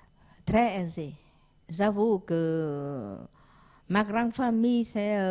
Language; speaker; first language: French; non-native, learner; Vietnamese